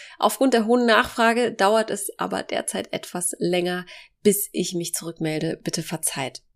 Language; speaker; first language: German; early bilingual, other home language; Polish